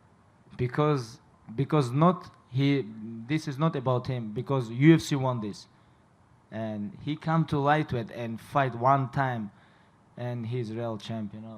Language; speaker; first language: English; non-native, learner; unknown